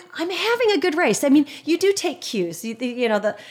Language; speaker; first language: English; native; English